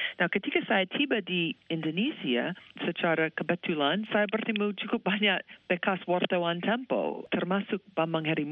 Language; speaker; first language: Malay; non-native, fluent; English